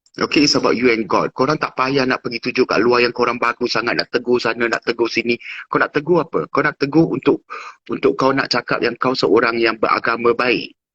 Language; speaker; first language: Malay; non-native, fluent; English